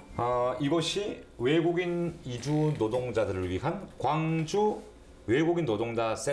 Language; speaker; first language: Korean; native; Korean